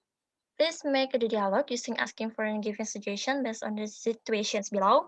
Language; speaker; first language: English; non-native, learner; Indonesian